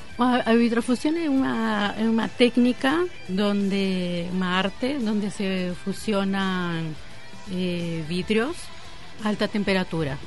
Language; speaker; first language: Portuguese; non-native, fluent; Spanish